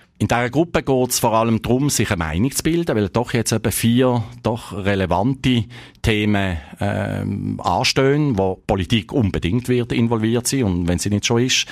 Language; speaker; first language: German; native; German